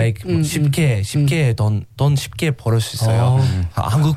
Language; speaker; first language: Korean; non-native, learner; English